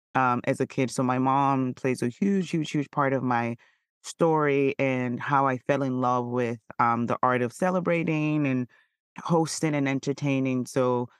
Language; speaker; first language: English; non-native, local second language; Yoruba